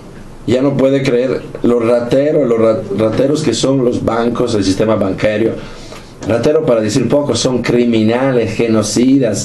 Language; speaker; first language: Spanish; non-native, fluent; Italian